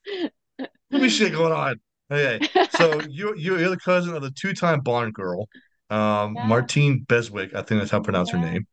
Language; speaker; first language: English; native; English